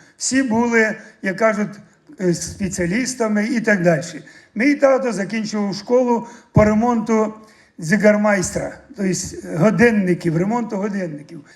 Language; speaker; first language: Ukrainian; native; Ukrainian